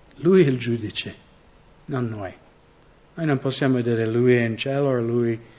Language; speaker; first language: Italian; non-native, fluent; English